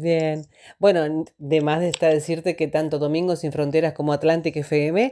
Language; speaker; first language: Spanish; native; Spanish